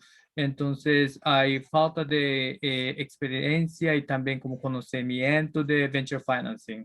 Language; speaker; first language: Spanish; non-native, learner; Japanese